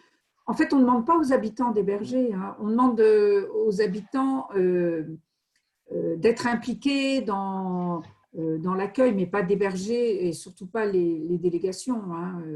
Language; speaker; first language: French; native; French